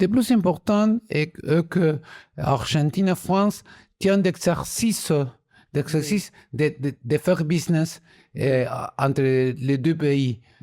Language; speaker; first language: French; non-native, learner; Spanish